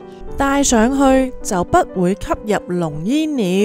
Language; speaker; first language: Chinese; non-native, local second language; Cantonese